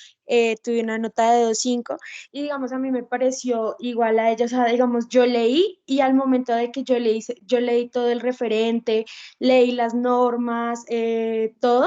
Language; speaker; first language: Spanish; native; Spanish